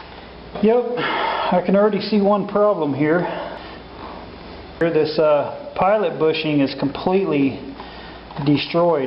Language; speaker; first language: English; native; English